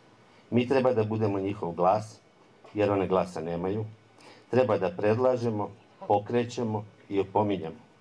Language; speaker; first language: Croatian; native; Croatian